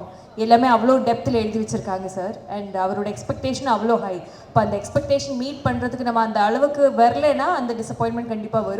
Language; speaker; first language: Tamil; non-native, fluent; Malayalam